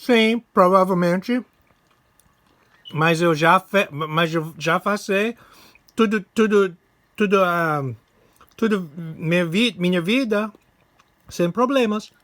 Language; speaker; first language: Portuguese; non-native, learner; English